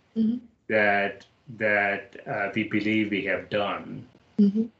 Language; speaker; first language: English; non-native, local second language; Malayalam